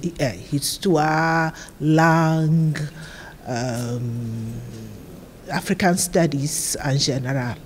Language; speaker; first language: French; non-native, learner; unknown